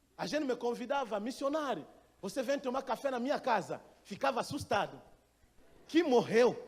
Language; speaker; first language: Portuguese; non-native, fluent; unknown